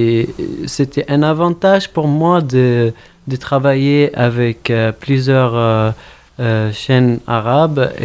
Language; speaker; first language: French; non-native, fluent; Arabic